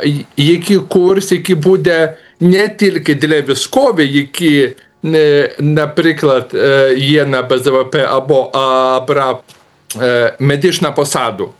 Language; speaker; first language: Ukrainian; non-native, learner; Lithuanian